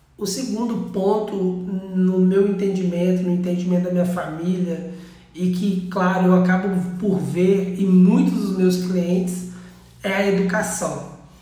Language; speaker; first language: Portuguese; native; Portuguese